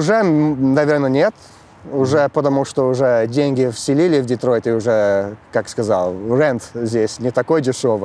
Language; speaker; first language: Russian; early bilingual, heritage; English